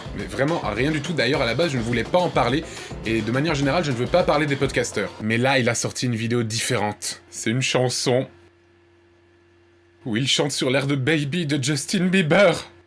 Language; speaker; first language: French; native; French